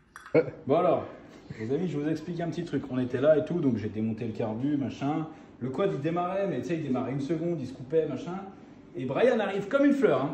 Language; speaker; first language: French; native; French